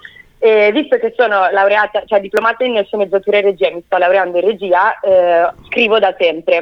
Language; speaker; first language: Italian; native; Italian